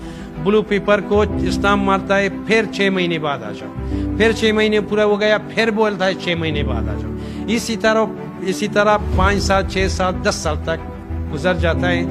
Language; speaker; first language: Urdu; non-native, learner; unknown